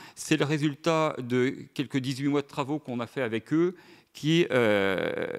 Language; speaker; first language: French; native; French